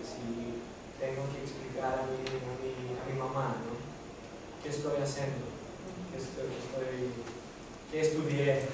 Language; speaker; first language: Portuguese; non-native, learner; Spanish